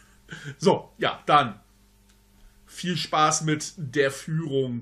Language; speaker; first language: German; native; German